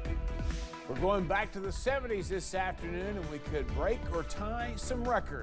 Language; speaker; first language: English; native; English